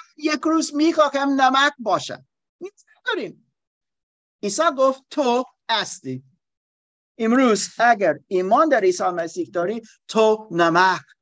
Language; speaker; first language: Persian; non-native, learner; German